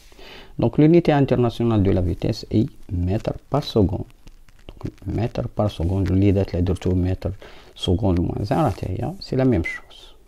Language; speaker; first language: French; non-native, local second language; Arabic